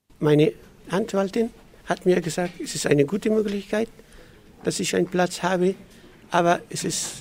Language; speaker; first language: German; non-native, learner; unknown